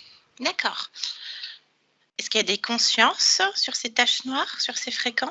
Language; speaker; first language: French; native; French